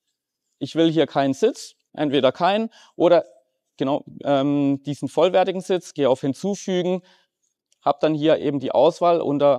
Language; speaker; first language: German; native; German